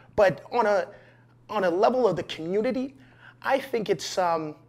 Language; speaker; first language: English; native; English